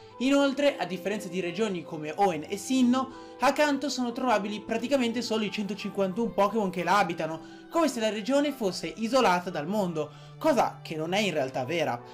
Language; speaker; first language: Italian; native; Italian